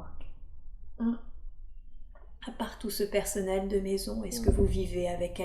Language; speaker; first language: French; native; French